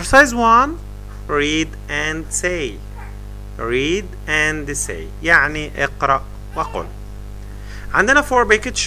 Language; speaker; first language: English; non-native, fluent; Arabic